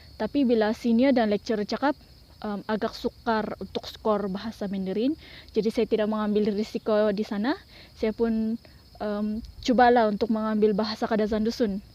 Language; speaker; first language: Malay; non-native, local second language; Central Dusun